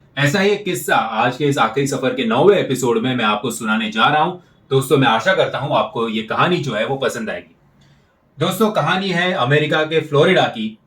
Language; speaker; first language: Hindi; non-native, local second language; Marathi